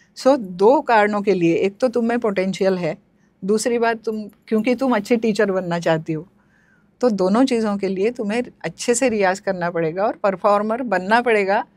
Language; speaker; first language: Hindi; non-native, local second language; Marathi